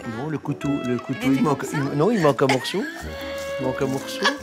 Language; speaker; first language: French; native; French